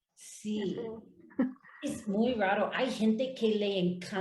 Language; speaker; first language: Spanish; non-native, learner; English